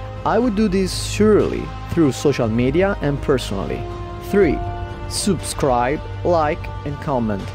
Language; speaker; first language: English; non-native, fluent; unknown